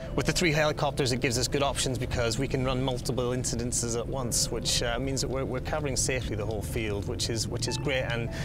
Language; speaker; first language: English; native; English